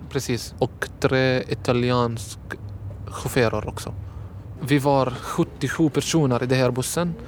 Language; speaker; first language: Swedish; non-native, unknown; Arabic